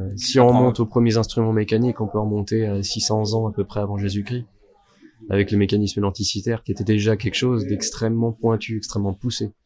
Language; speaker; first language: French; native; French